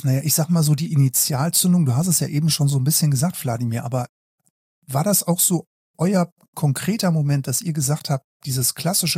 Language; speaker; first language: German; native; German